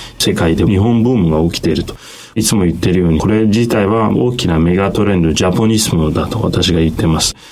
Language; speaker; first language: Japanese; non-native, fluent; Turkish